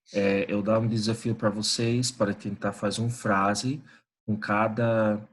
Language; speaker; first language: Portuguese; non-native, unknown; English